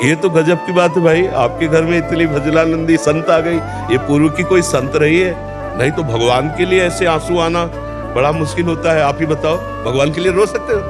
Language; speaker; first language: Hindi; native; Hindi